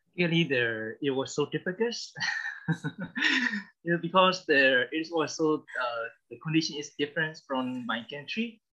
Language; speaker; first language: English; non-native, learner; Burmese